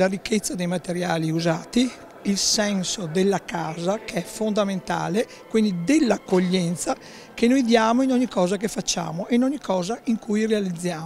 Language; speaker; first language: Italian; native; Italian